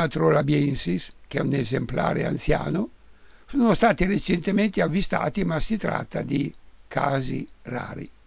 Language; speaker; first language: Italian; native; Italian